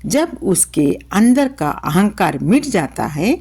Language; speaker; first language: Hindi; non-native, local second language; Telugu